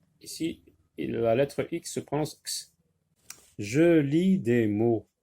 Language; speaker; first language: French; non-native, local second language; Arabic